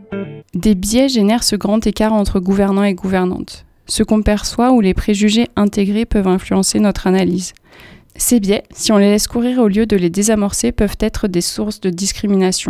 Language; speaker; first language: French; native; French